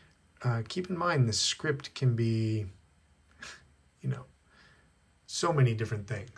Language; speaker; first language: English; native; English